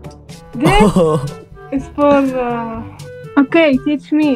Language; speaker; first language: English; non-native, learner; Arabic